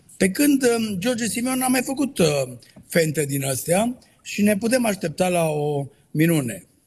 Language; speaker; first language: Romanian; native; Romanian